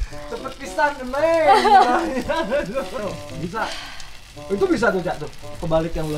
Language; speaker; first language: Indonesian; native; Indonesian